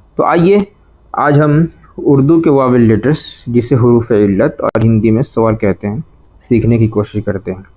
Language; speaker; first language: Urdu; native; Urdu